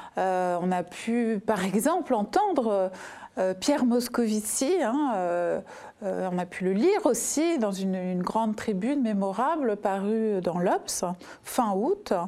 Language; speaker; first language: French; native; French